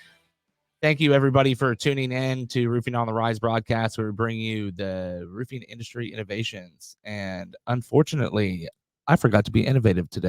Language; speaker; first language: English; native; English